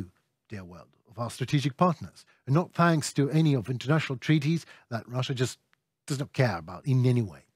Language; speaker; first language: English; non-native, fluent; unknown